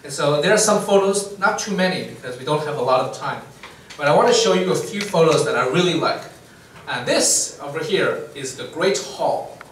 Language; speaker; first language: English; non-native, fluent; Chinese